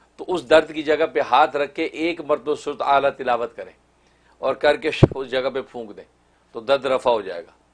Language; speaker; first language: Hindi; non-native, local second language; Kashmiri